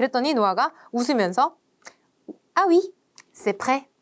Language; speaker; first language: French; non-native, fluent; Korean